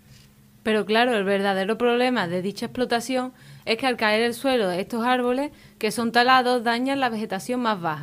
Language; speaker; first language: Spanish; native; Spanish